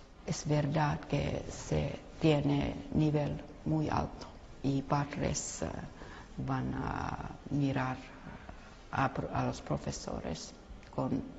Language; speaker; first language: Spanish; non-native, fluent; Finnish